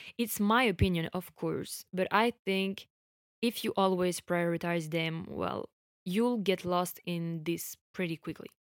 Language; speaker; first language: English; non-native, fluent; French